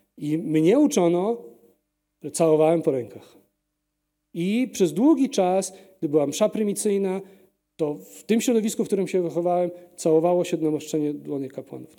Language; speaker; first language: Polish; early bilingual, heritage; Polish